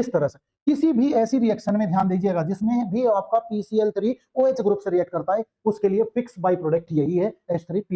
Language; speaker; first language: Hindi; native; Hindi